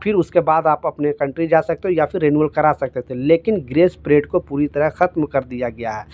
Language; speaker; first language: Hindi; native; Hindi